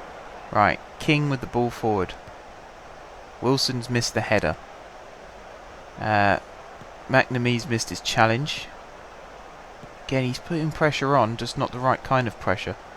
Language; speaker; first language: English; native; English